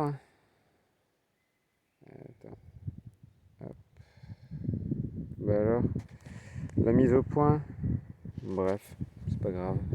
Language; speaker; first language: French; native; French